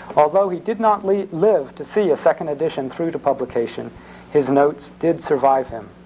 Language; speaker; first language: English; native; English